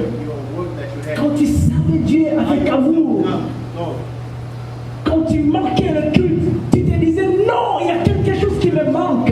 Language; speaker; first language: French; non-native, local second language; Lingala